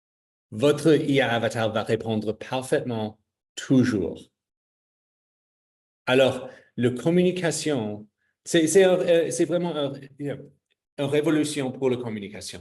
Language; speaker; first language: French; non-native, fluent; English